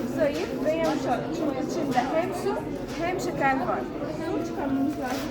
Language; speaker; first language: Turkish; non-native, learner; Arabic